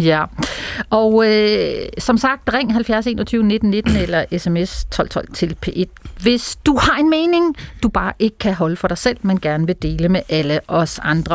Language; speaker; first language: Danish; native; Danish